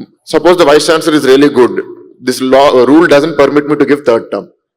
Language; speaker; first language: English; non-native, local second language; Telugu